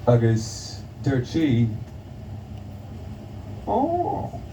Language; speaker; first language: Irish; non-native, local second language; English